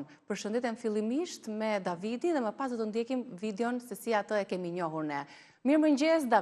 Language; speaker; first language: Albanian; native; Albanian